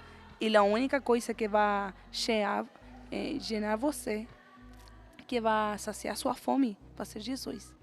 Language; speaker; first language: Portuguese; non-native, fluent; Spanish